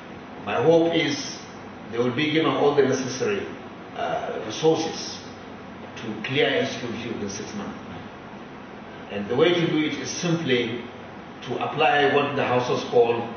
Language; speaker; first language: English; non-native, local second language; Hausa